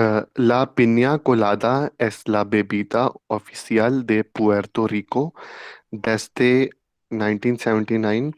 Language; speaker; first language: Spanish; non-native, learner; Hindi